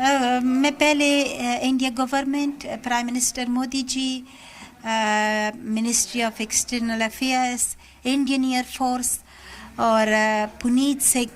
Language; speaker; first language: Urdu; non-native, learner; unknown